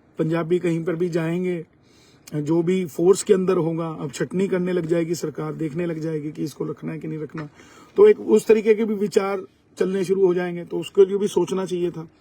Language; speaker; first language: Hindi; native; Hindi